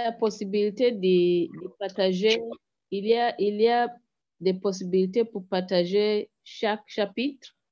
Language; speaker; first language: French; non-native, learner; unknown